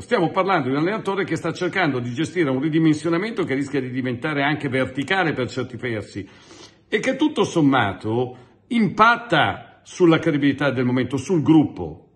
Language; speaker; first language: Italian; native; Italian